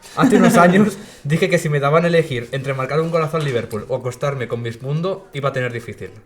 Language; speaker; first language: Spanish; non-native, local second language; Catalan